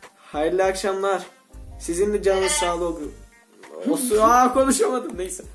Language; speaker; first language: Turkish; non-native, fluent; Russian